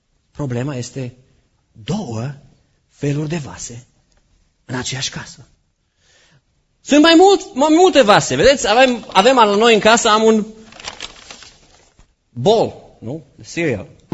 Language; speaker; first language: Romanian; native; Romanian